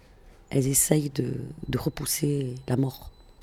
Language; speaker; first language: French; non-native, fluent; Spanish